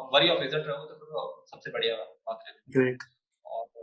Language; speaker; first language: Hindi; native; Hindi